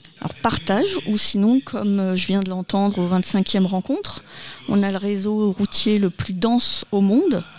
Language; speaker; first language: French; native; French